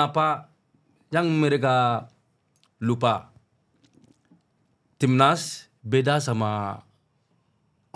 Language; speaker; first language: Indonesian; non-native, learner; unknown